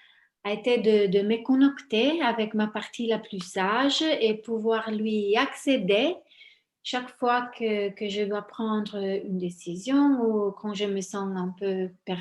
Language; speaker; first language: French; non-native, fluent; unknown